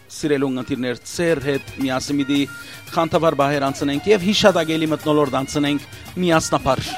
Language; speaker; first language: Armenian; native; Armenian